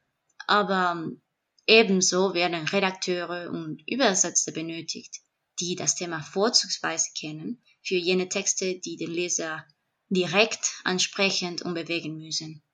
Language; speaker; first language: German; non-native, fluent; Spanish